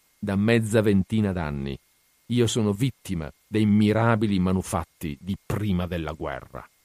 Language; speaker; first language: Italian; native; Italian